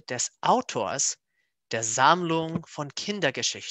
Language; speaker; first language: German; non-native, fluent; English